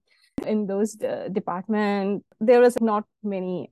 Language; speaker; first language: English; non-native, local second language; Bangla